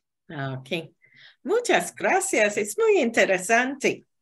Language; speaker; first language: Spanish; non-native, learner; English